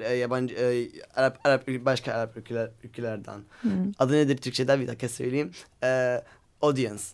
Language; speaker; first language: Turkish; non-native, learner; Arabic